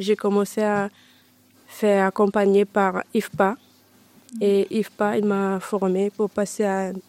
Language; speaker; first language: French; non-native, learner; Dutch